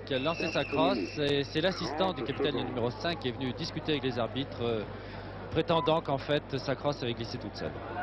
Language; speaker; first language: French; native; French